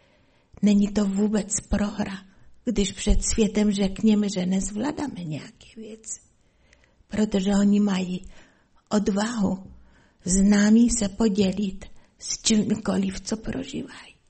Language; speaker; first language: Czech; non-native, fluent; Polish